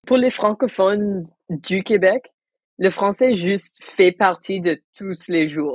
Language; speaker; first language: French; non-native, local second language; English